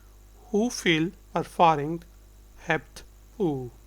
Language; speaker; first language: Dutch; non-native, fluent; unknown